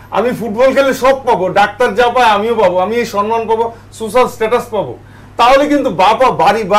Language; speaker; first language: Bangla; native; Bangla